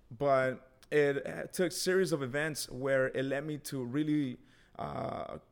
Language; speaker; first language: English; early bilingual, other home language; Spanish